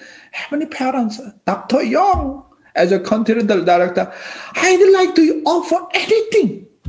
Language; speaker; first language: English; non-native, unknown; Korean